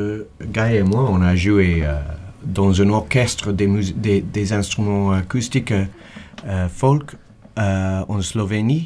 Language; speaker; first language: French; non-native, fluent; English